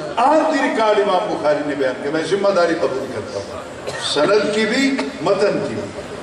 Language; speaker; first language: Urdu; non-native, local second language; Saraiki